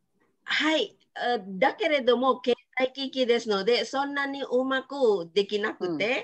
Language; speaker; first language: Japanese; non-native, fluent; Indonesian